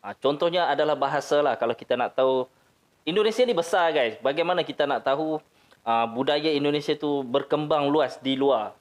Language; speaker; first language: Malay; native; Malay